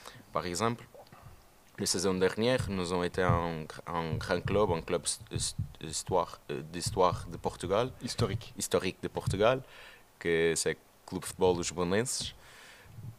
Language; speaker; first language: French; non-native, learner; Portuguese